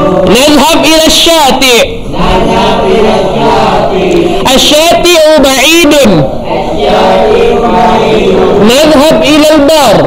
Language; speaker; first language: Arabic; non-native, fluent; Indonesian